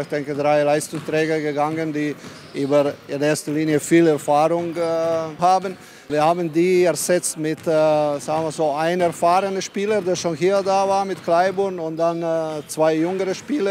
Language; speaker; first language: German; non-native, fluent; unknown